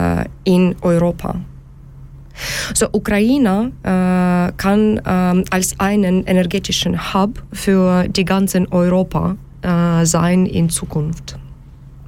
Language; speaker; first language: German; non-native, learner; Ukrainian